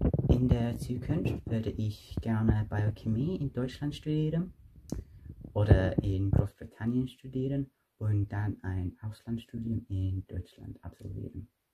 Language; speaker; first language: German; non-native, learner; English